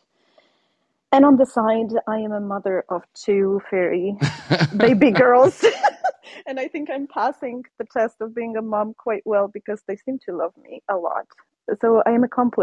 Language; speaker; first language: English; non-native, fluent; Polish